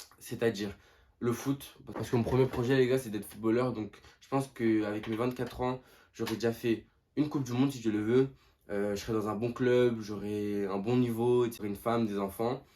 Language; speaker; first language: French; early bilingual, other home language; Portuguese